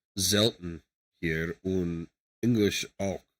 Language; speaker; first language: German; non-native, learner; English